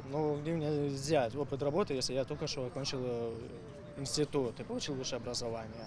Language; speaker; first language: Russian; native; Russian